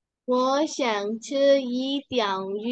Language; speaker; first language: Chinese; non-native, learner; Burmese